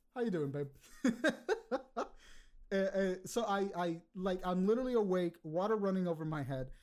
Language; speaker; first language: English; early bilingual, other home language; Spanish